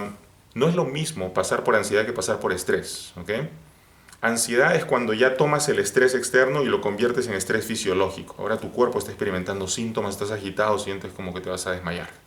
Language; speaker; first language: Spanish; native; Spanish